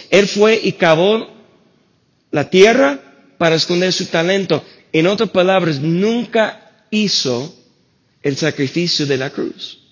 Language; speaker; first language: Spanish; non-native, fluent; English